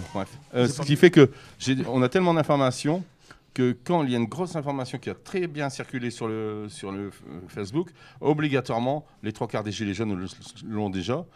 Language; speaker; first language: French; native; French